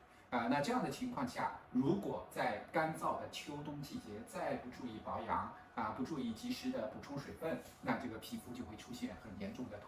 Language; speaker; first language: Chinese; native; Chinese